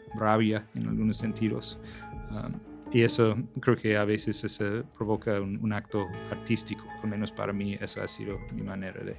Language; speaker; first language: Spanish; non-native, fluent; English